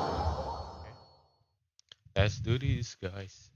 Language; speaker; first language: English; non-native, learner; Indonesian